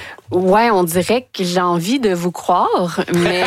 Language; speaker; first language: French; native; French